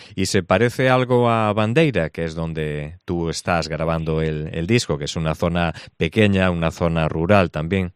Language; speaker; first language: Spanish; native; Spanish